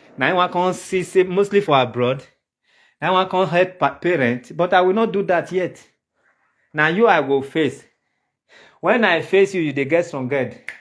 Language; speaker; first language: Nigerian Pidgin; native; Nigerian Pidgin